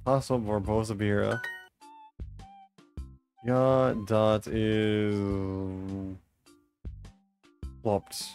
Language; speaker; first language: Dutch; non-native, learner; English